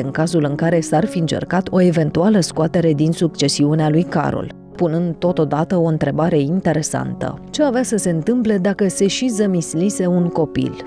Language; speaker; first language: Romanian; native; Romanian